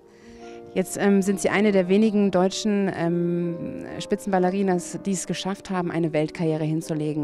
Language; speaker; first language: German; native; German